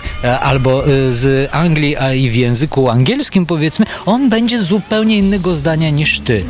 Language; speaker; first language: Polish; non-native, fluent; Bulgarian